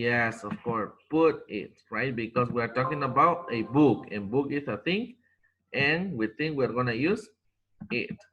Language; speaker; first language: English; non-native, fluent; Spanish